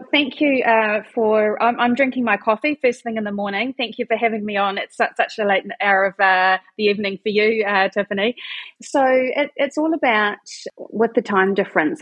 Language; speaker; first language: English; native; English